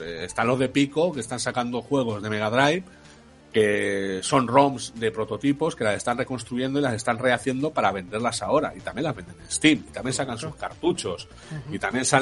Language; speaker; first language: Spanish; native; Spanish